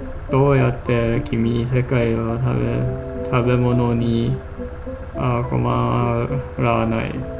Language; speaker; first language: Japanese; non-native, learner; English